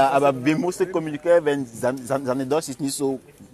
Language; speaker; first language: German; non-native, learner; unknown